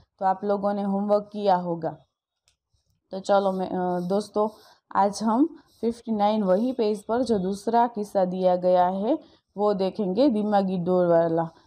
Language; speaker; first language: Hindi; non-native, local second language; Gujarati